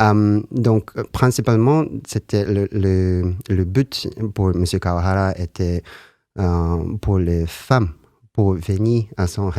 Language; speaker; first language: French; non-native, learner; Japanese